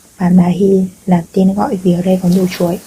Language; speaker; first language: Vietnamese; non-native, learner; Korean